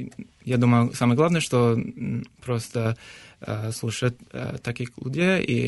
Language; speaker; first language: Russian; non-native, fluent; English